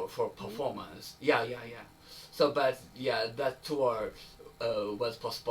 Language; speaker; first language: English; non-native, learner; Japanese